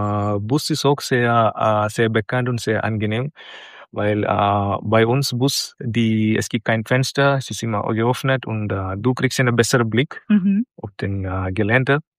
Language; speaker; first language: German; non-native, learner; Malayalam